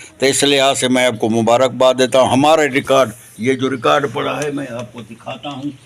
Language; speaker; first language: Urdu; non-native, local second language; Sindhi